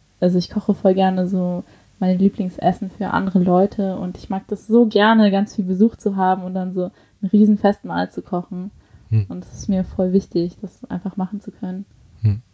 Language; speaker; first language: German; early bilingual, other home language; Chinese